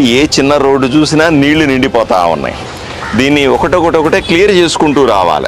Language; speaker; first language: Telugu; native; Telugu